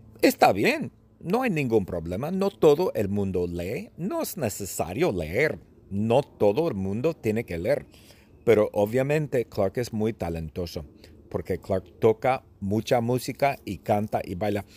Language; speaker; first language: Spanish; non-native, fluent; English